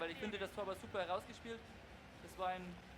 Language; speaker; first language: German; native; German